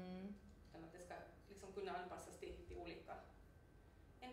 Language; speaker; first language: Swedish; native; Swedish